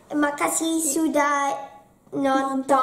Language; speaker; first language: Indonesian; non-native, learner; English